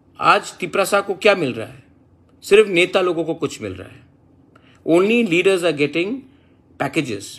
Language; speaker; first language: Hindi; non-native, local second language; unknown